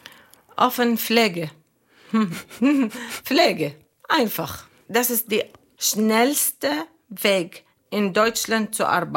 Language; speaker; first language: German; non-native, fluent; Arabic